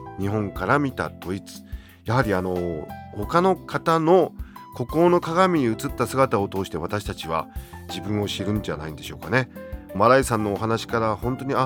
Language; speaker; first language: Japanese; native; Japanese